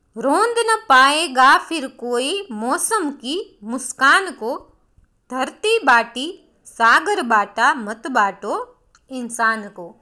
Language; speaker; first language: Hindi; non-native, local second language; Gujarati